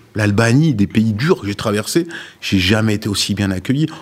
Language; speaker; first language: French; native; French